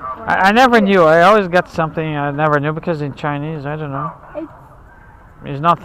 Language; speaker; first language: English; non-native, fluent; Portuguese